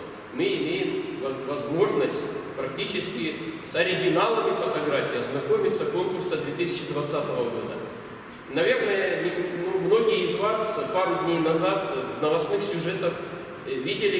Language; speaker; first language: Russian; native; Russian